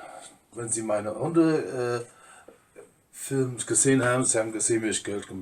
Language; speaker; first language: German; non-native, fluent; English